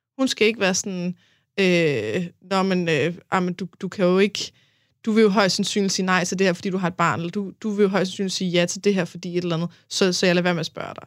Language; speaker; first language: Danish; native; Danish